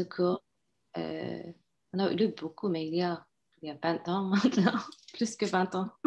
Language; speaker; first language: French; non-native, fluent; Turkish